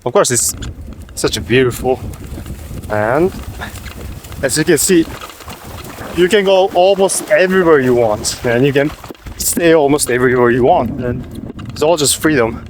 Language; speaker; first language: English; non-native, fluent; Mongolian